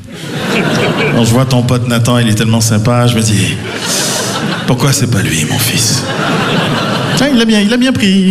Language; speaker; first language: French; native; French